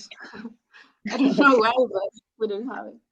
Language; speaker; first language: English; non-native, learner; Spanish